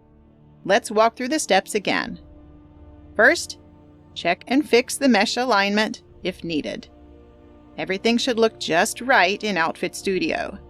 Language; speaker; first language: English; native; English